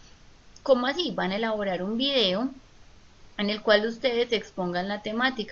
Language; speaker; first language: Spanish; native; Spanish